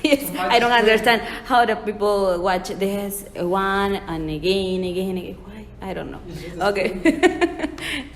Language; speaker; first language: English; non-native, learner; Spanish